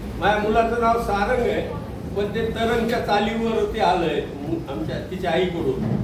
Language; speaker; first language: Marathi; non-native, local second language; Urdu